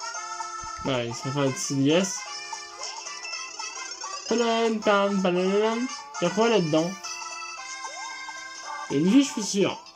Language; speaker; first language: French; native; French